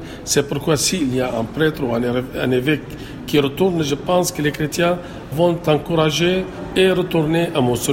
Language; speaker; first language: French; non-native, local second language; Arabic